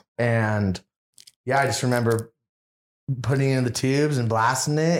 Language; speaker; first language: English; native; English